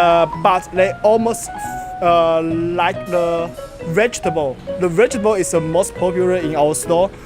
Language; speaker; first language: English; non-native, learner; Chinese